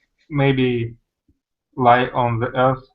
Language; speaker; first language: English; non-native, learner; Russian